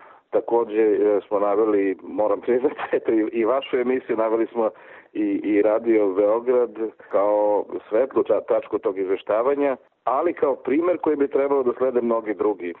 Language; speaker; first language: Serbian; native; Serbian